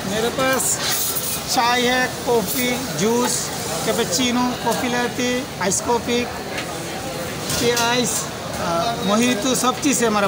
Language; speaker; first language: Hindi; non-native, learner; Bangla